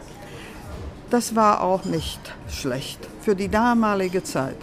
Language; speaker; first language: German; early bilingual, other home language; Latvian